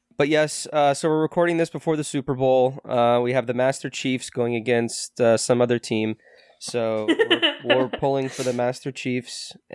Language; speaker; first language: English; native; English